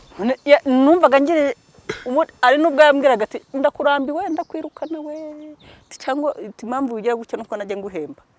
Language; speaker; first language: Kinyarwanda; native; Kinyarwanda